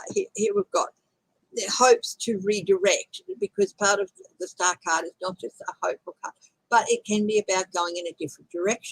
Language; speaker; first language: English; native; English